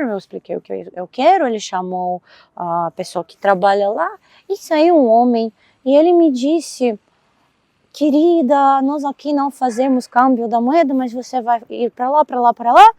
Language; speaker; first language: Portuguese; non-native, fluent; Russian